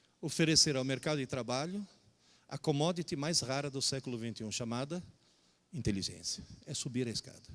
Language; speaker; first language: Portuguese; early bilingual, other home language; Italian